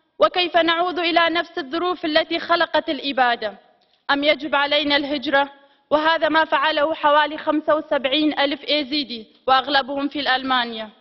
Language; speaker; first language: Arabic; non-native, local second language; Kurdish